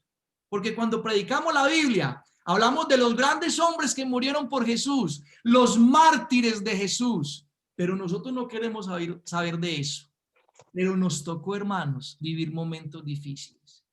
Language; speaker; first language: Spanish; native; Spanish